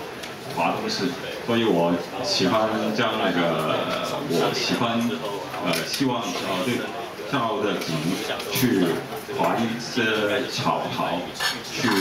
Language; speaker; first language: Chinese; non-native, local second language; Cantonese